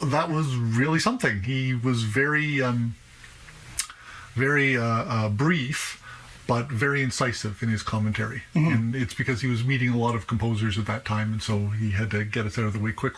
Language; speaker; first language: English; native; English